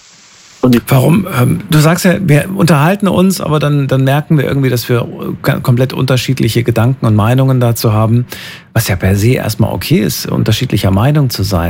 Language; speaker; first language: German; native; German